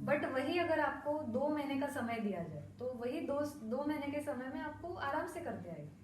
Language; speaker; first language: Hindi; non-native, local second language; Marathi